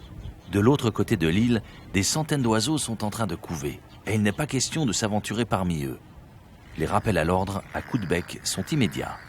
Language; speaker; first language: French; native; French